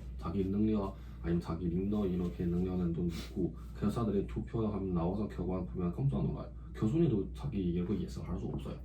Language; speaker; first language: Korean; non-native, learner; Chinese